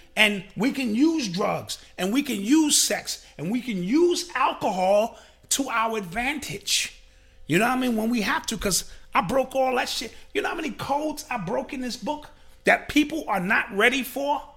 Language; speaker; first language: English; native; English